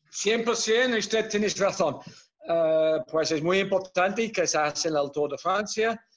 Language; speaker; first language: Spanish; non-native, fluent; Dutch